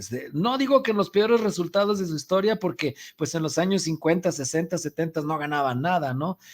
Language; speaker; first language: Spanish; native; Spanish